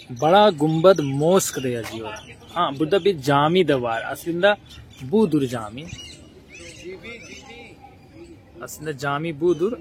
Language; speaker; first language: Turkish; non-native, fluent; Hindi